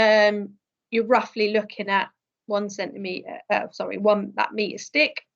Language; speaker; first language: English; native; English